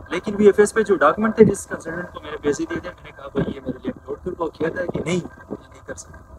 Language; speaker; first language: Urdu; non-native, local second language; Pashto